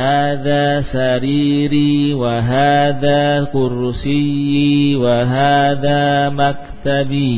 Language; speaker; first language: Arabic; non-native, fluent; Indonesian